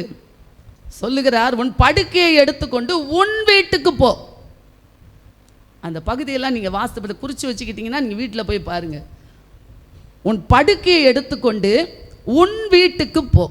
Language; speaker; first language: Tamil; native; Tamil